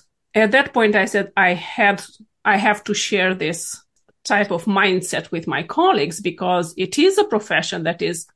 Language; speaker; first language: English; non-native, fluent; Romanian